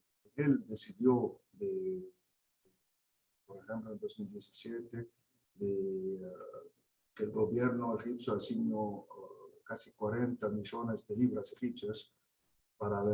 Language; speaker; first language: Spanish; non-native, fluent; Arabic